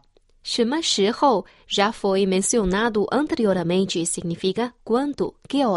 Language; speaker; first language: Portuguese; non-native, fluent; Chinese